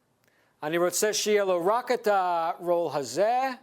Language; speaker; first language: Hebrew; non-native, fluent; English